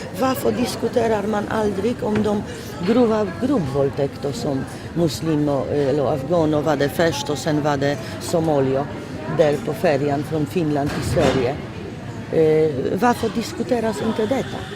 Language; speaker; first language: Swedish; non-native, fluent; Polish